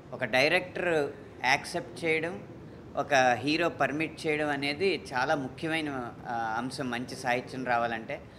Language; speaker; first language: Telugu; native; Telugu